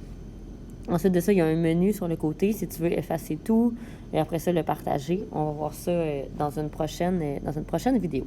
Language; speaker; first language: French; native; French